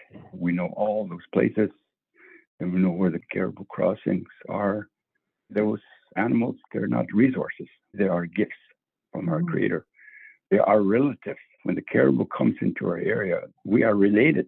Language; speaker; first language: English; native; English